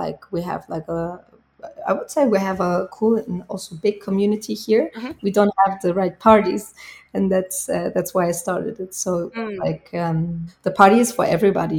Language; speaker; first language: English; non-native, fluent; German